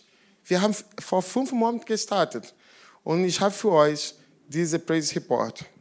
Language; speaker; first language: German; non-native, learner; Portuguese